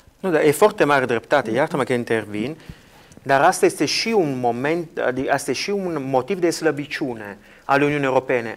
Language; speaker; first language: Romanian; non-native, fluent; Italian